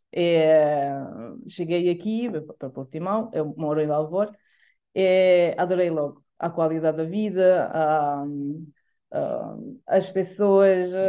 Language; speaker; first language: Portuguese; non-native, fluent; Italian